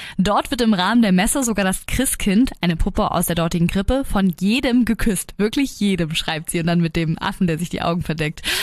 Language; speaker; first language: German; native; German